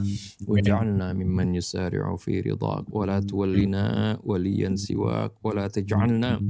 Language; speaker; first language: Arabic; non-native, fluent; Indonesian